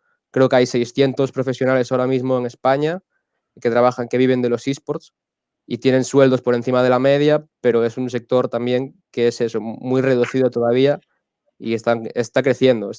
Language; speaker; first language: Spanish; native; Spanish